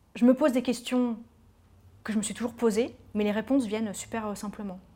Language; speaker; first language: French; native; French